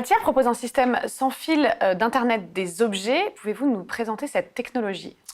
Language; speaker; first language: French; native; French